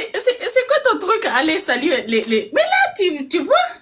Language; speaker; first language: French; non-native, local second language; Fula